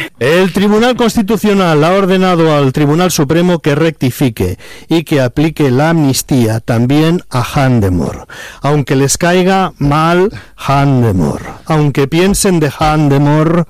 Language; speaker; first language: Spanish; native; Spanish